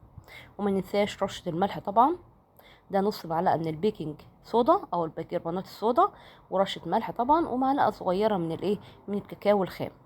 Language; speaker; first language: Arabic; native; Arabic